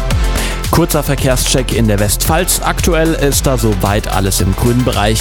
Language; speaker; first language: German; native; German